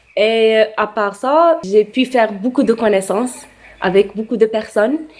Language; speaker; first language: French; non-native, local second language; Arabic